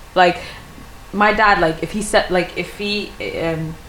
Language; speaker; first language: English; non-native, fluent; Swedish